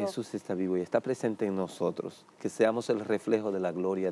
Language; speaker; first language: Spanish; native; Spanish